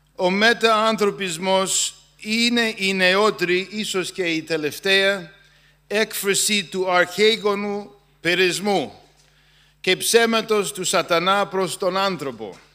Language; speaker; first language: Greek; non-native, fluent; English